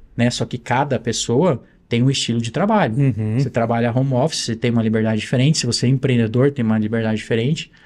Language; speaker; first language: Portuguese; native; Portuguese